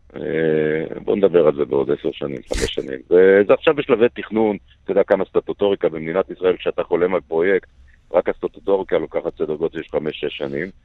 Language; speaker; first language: Hebrew; native; Hebrew